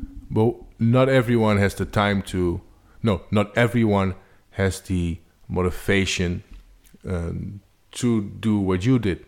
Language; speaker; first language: English; non-native, fluent; Dutch